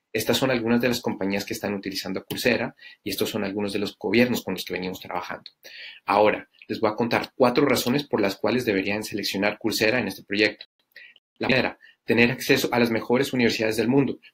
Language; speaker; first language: Spanish; native; Spanish